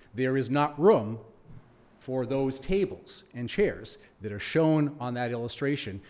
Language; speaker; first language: English; native; English